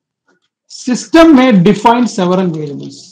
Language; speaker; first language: Malayalam; native; Malayalam